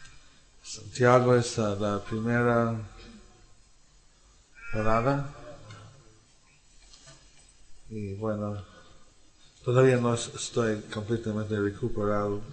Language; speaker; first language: Spanish; non-native, learner; English